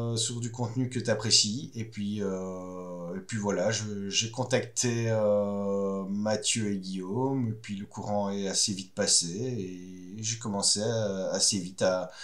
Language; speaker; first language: French; native; French